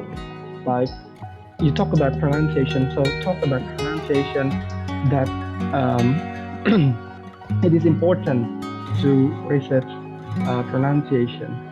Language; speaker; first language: English; non-native, fluent; Indonesian